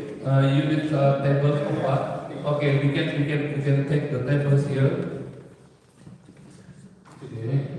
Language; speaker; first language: English; non-native, learner; Indonesian